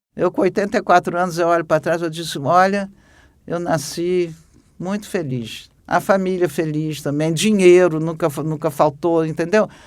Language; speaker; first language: Portuguese; native; Portuguese